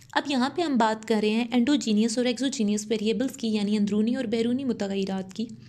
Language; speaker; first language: Urdu; non-native, local second language; Punjabi